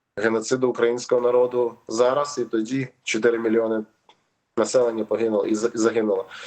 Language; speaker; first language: Ukrainian; native; Ukrainian